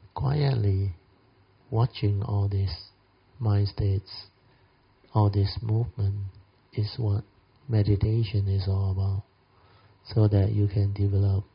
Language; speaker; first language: English; non-native, local second language; Min Nan Chinese